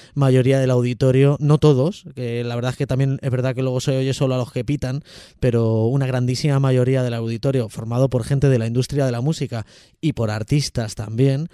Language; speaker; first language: Spanish; native; Spanish